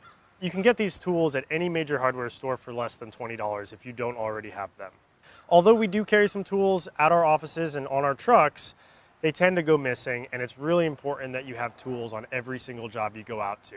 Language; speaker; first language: English; native; English